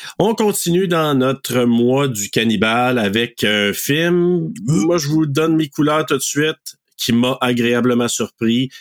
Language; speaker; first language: French; native; French